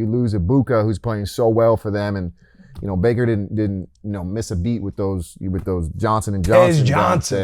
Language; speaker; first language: English; native; English